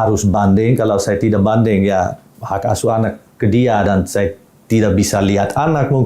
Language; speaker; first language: Indonesian; non-native, fluent; Dutch